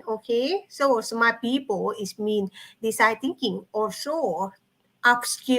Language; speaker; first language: English; non-native, learner; Thai